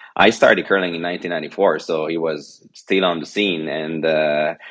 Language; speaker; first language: English; non-native, fluent; French